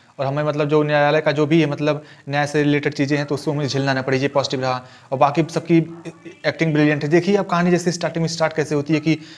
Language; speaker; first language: Hindi; native; Hindi